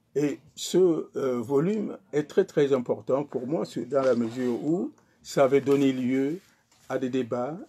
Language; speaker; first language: French; non-native, local second language; Sango